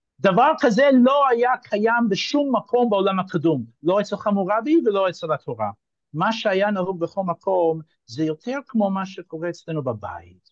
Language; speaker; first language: Hebrew; non-native, fluent; English